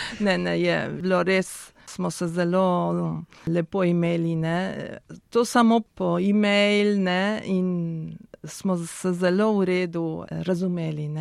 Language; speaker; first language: Slovenian; early bilingual, heritage; Spanish